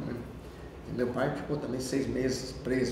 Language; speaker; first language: Portuguese; early bilingual, other home language; Japanese